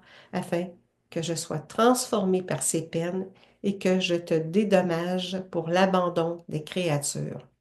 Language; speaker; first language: French; native; French